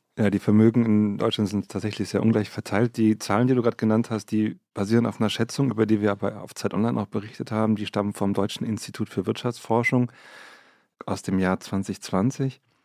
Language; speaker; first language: German; native; German